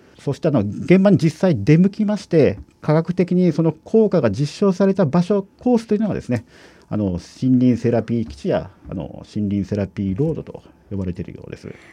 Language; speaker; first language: Japanese; native; Japanese